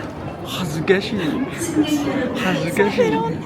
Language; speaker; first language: Japanese; non-native, learner; French